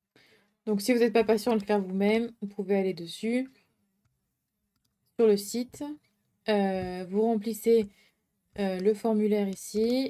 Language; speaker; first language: French; native; French